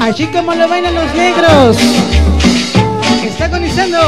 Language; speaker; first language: Spanish; native; Spanish